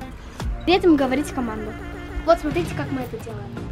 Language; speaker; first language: Russian; native; Russian